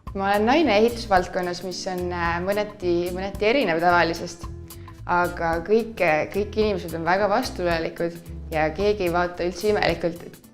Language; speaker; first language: Estonian; native; Estonian